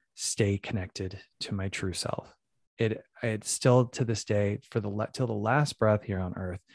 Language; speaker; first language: English; native; English